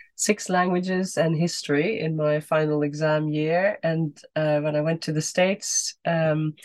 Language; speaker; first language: English; non-native, fluent; Dutch